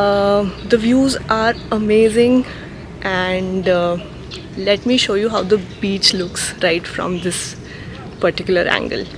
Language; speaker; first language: English; non-native, local second language; Hindi